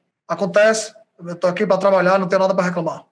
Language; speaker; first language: Portuguese; native; Portuguese